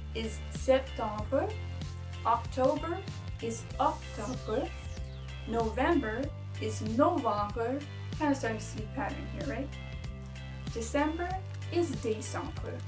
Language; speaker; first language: English; native; English